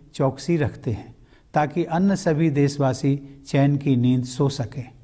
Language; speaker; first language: Hindi; native; Hindi